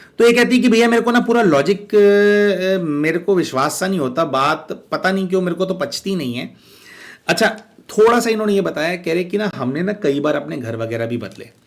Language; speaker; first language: Hindi; native; Hindi